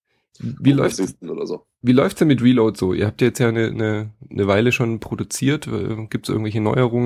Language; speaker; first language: German; native; German